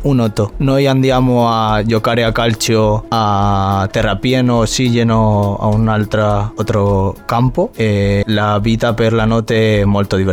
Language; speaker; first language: Italian; non-native, learner; Spanish